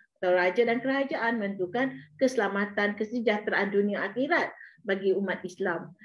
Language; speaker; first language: Malay; native; Malay